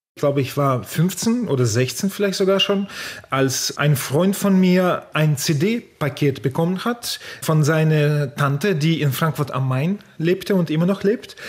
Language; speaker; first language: German; non-native, fluent; Russian